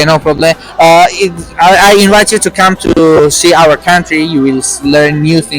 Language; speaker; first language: English; non-native, learner; Persian